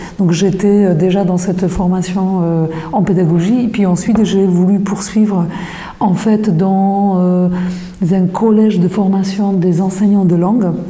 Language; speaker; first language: French; non-native, fluent; Polish